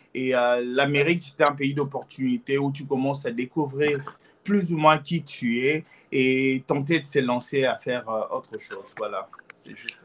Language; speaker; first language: French; non-native, local second language; Lingala